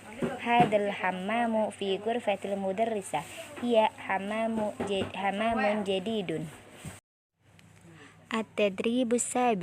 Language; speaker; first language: Arabic; non-native, learner; Indonesian